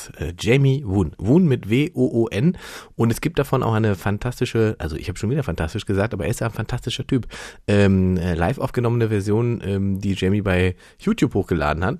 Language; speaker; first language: German; native; German